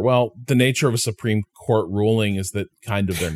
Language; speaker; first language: English; native; English